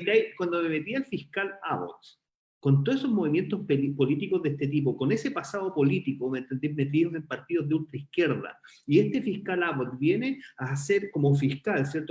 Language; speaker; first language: Spanish; native; Spanish